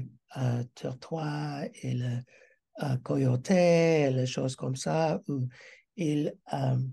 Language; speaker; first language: French; non-native, learner; English